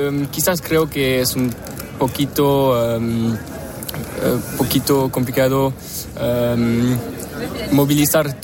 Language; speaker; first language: Spanish; non-native, learner; French